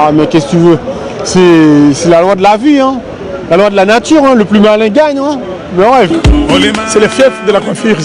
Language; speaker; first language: French; non-native, local second language; Haitian Creole